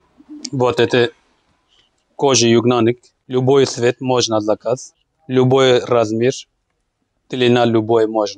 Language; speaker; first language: Russian; non-native, learner; Turkish